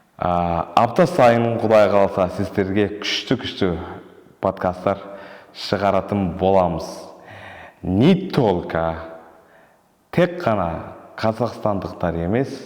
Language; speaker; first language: Kazakh; non-native, fluent; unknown